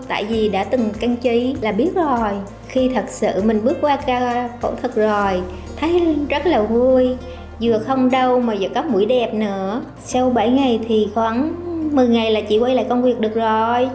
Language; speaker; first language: Vietnamese; native; Vietnamese